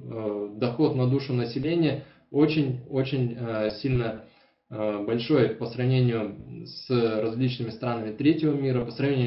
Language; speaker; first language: Russian; native; Russian